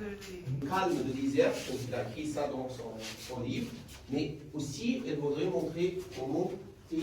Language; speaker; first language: French; non-native, fluent; Arabic